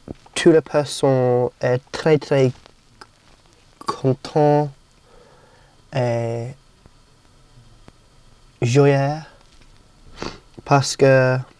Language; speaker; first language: French; non-native, learner; English